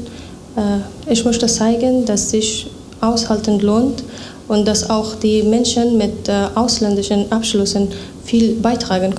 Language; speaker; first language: German; non-native, fluent; Persian